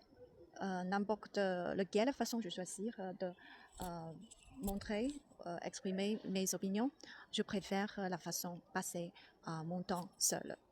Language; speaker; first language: French; non-native, learner; Chinese